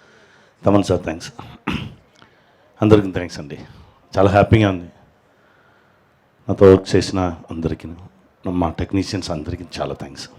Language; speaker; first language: Telugu; non-native, learner; Tamil